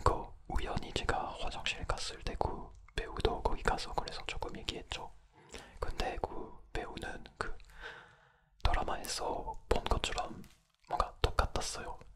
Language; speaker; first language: Korean; non-native, fluent; French